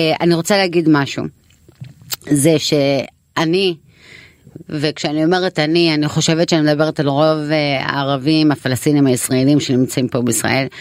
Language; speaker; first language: Hebrew; non-native, local second language; Arabic